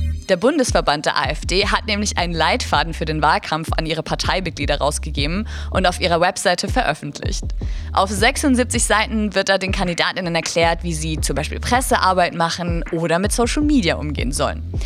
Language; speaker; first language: German; native; German